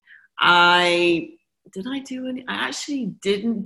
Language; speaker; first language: English; native; English